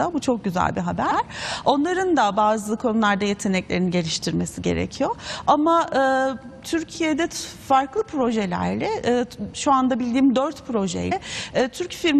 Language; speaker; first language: Turkish; native; Turkish